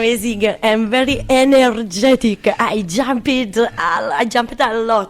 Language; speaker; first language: English; non-native, learner; Italian